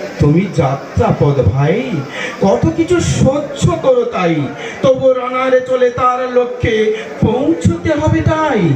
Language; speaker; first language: Bangla; native; Bangla